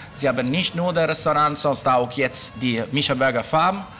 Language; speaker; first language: German; non-native, learner; Italian